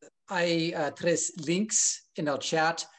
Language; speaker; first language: Spanish; non-native, learner; English